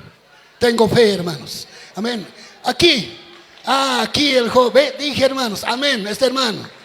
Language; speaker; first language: Spanish; native; Spanish